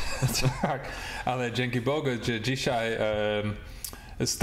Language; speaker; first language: Polish; non-native, learner; English